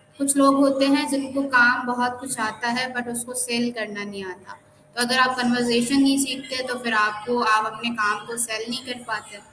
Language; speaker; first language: Urdu; non-native, local second language; Sindhi